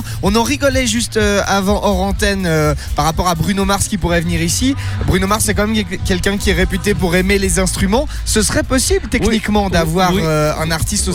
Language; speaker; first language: French; native; French